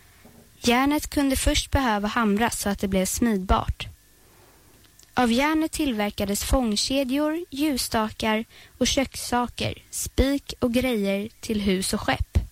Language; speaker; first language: Swedish; native; Swedish